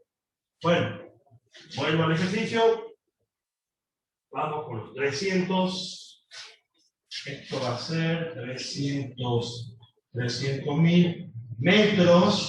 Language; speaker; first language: Spanish; native; Spanish